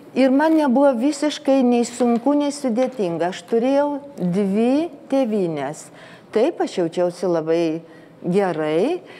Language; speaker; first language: Lithuanian; early bilingual, heritage; Lithuanian